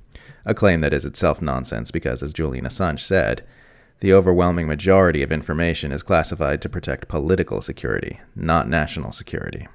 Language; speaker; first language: English; native; English